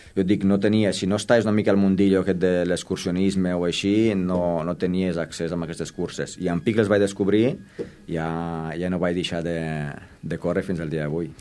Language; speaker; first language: Catalan; non-native, fluent; Romanian